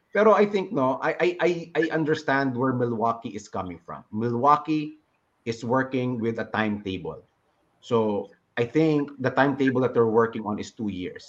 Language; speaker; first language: English; non-native, local second language; Filipino